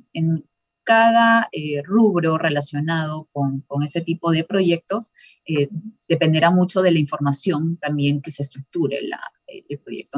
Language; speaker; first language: Spanish; native; Spanish